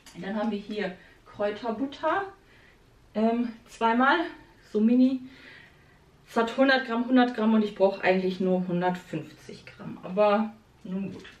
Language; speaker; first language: German; early bilingual, other home language; Polish